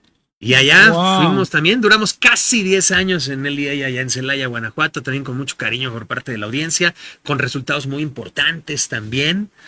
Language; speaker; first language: Spanish; native; Spanish